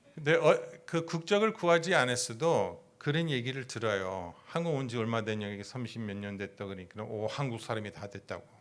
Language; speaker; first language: Korean; non-native, fluent; English